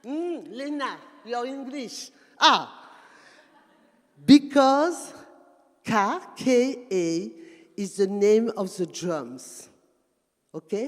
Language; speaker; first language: English; non-native, learner; French